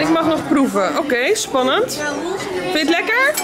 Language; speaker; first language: Dutch; native; Dutch